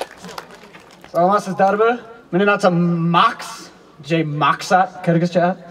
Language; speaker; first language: Kyrgyz; non-native, learner; English